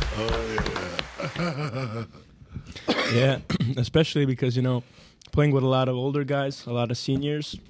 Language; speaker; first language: English; non-native, fluent; Serbian